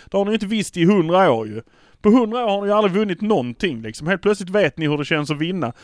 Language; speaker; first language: Swedish; native; Swedish